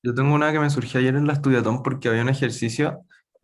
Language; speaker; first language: Spanish; native; Spanish